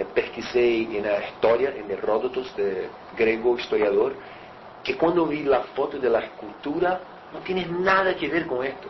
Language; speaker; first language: Portuguese; native; Portuguese